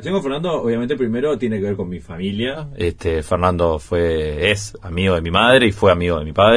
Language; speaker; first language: Spanish; native; Spanish